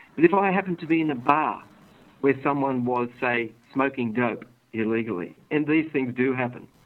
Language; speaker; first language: English; native; English